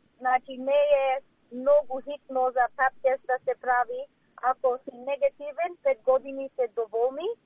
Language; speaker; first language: Macedonian; early bilingual, heritage; Macedonian